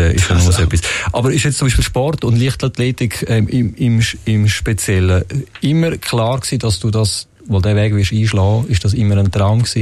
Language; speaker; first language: German; native; German